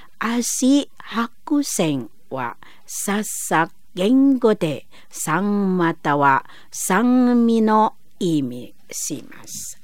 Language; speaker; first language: Japanese; non-native, fluent; Indonesian